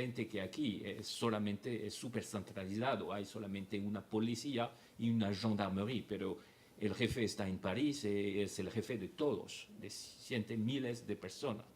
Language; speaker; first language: Spanish; non-native, fluent; French